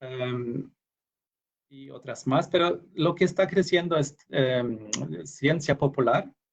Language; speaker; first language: Spanish; non-native, fluent; Norwegian